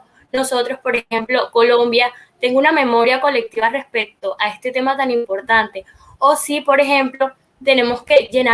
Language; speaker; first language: Spanish; native; Spanish